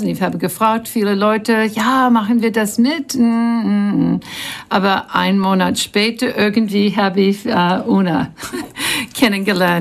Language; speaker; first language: German; non-native, learner; English